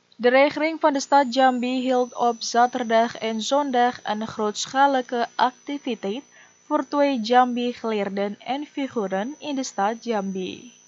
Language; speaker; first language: Dutch; non-native, fluent; Indonesian